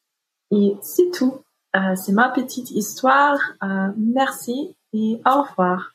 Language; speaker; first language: French; non-native, learner; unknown